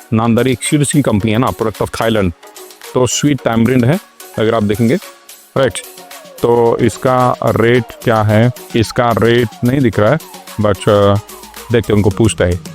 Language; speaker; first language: Hindi; non-native, local second language; Marathi